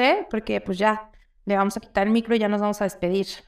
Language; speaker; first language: Spanish; native; Spanish